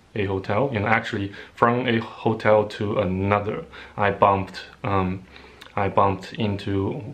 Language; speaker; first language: English; non-native, fluent; Chinese